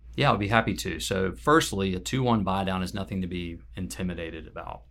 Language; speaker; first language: English; native; English